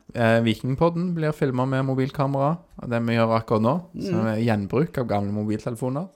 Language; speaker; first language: Norwegian; native; Norwegian